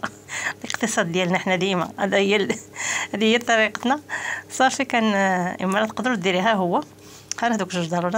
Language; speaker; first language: Arabic; native; Arabic